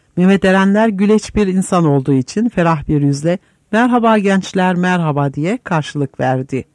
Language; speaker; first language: Turkish; native; Turkish